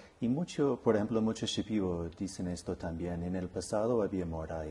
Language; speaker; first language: Spanish; non-native, learner; English